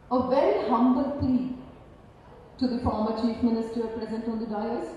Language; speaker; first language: English; non-native, local second language; Kannada